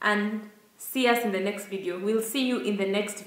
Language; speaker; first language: English; non-native, local second language; Swahili